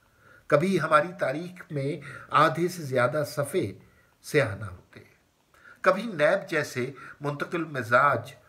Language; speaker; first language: Urdu; native; Urdu